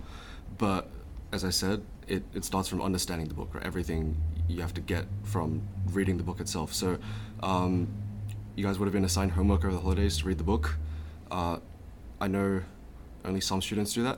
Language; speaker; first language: English; early bilingual, other home language; Chinese